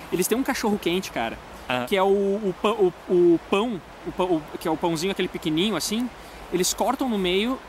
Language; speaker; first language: Portuguese; native; Portuguese